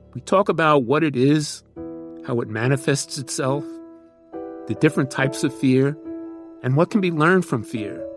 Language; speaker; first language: English; native; English